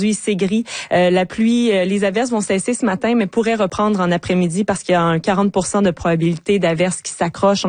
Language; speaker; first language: French; native; French